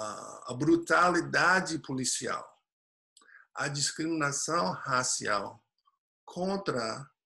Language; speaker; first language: Portuguese; non-native, fluent; English